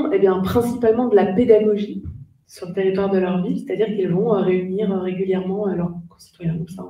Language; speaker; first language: French; native; French